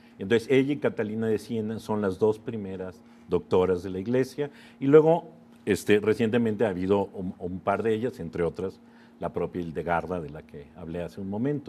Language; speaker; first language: Spanish; native; Spanish